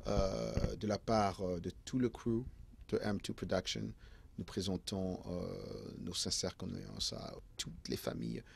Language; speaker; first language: French; non-native, local second language; Haitian Creole